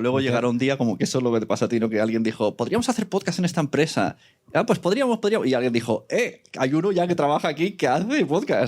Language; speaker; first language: Spanish; native; Spanish